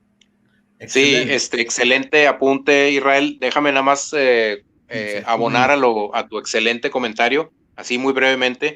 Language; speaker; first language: Spanish; native; Spanish